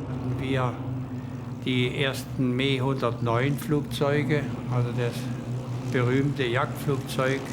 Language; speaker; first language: German; native; German